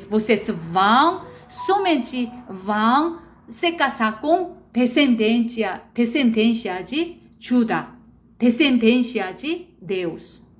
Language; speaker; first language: Portuguese; non-native, learner; Korean